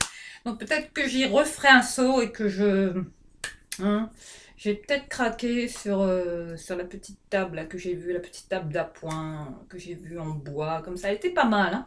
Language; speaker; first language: French; native; French